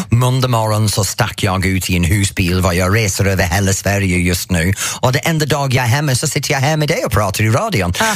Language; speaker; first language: Swedish; non-native, fluent; English